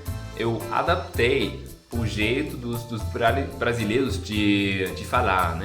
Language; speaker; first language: Portuguese; non-native, fluent; German